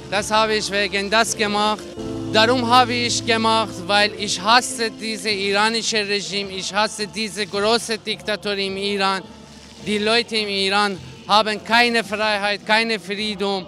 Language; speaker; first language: German; non-native, learner; Persian